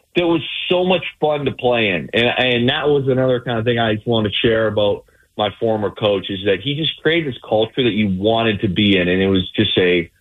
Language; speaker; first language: English; native; English